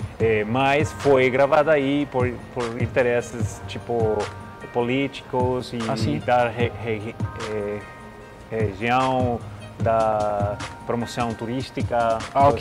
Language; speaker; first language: Portuguese; non-native, learner; Spanish